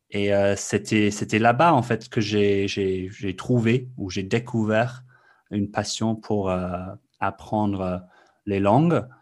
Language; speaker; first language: French; non-native, fluent; English